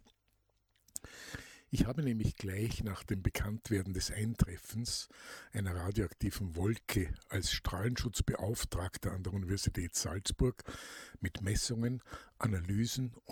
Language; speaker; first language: German; native; German